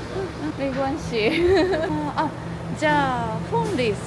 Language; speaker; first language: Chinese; non-native, learner; Japanese